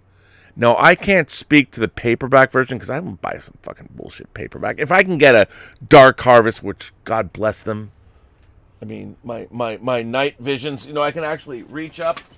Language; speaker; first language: English; native; English